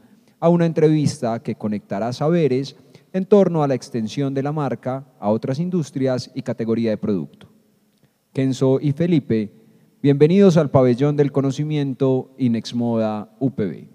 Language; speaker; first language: Spanish; native; Spanish